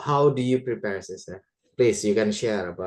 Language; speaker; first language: English; non-native, fluent; Indonesian